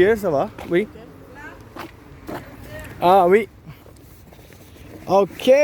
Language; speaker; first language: French; non-native, learner; Hindi